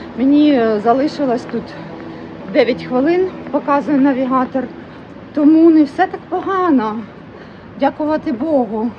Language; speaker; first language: Ukrainian; non-native, local second language; Russian